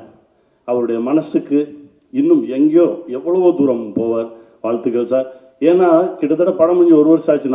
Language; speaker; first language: Tamil; native; Tamil